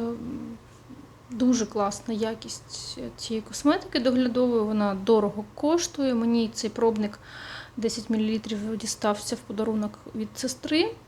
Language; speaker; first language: Ukrainian; non-native, local second language; Russian